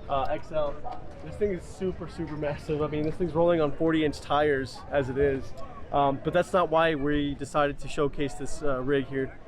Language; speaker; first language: English; native; English